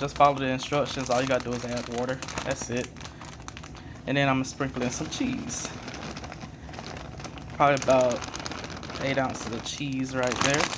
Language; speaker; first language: English; native; English